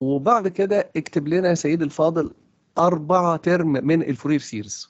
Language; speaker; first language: Arabic; native; Arabic